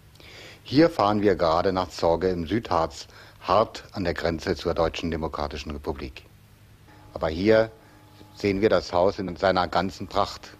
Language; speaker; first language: German; native; German